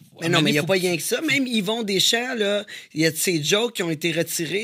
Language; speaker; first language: French; native; French